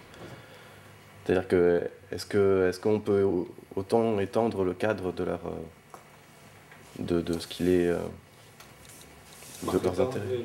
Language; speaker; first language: French; native; French